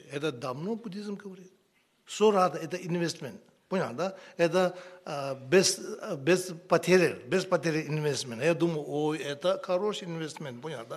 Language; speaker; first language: Russian; non-native, learner; Tibetan